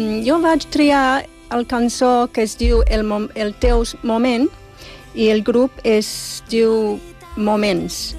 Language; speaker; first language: Catalan; non-native, fluent; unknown